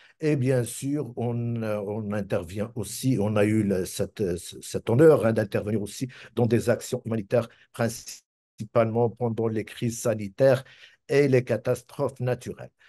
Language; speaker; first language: French; non-native, local second language; Arabic